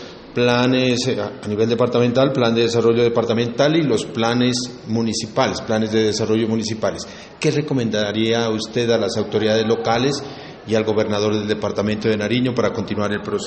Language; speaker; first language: Spanish; native; Spanish